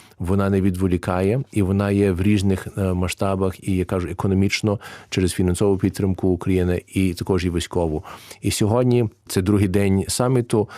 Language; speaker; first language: Ukrainian; early bilingual, heritage; Ukrainian